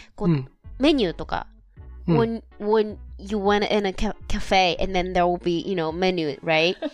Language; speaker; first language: English; non-native, fluent; Japanese